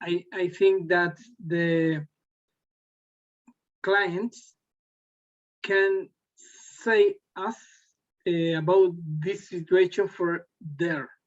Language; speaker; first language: English; non-native, learner; Spanish